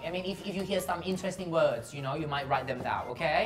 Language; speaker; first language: English; non-native, fluent; Thai